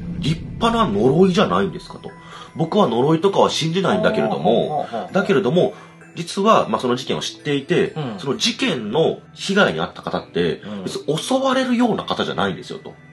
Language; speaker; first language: Japanese; native; Japanese